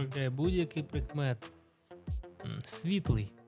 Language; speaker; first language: Ukrainian; non-native, local second language; Russian